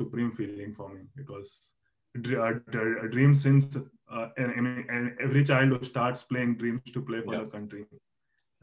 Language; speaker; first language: English; non-native, local second language; Marathi